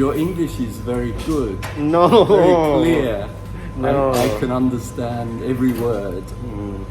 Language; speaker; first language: English; non-native, learner; Thai